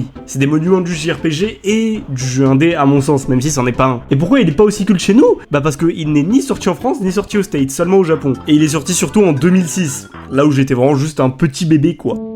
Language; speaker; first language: French; native; French